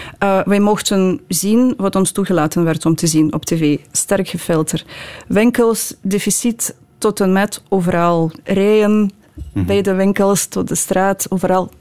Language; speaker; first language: Dutch; non-native, fluent; Ukrainian